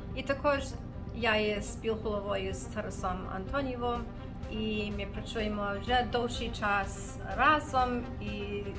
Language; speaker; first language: Ukrainian; early bilingual, heritage; Ukrainian